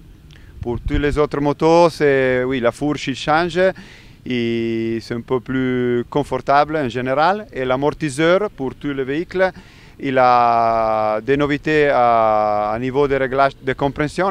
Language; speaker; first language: French; non-native, learner; Italian